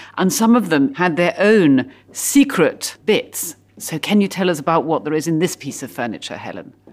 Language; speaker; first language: English; native; English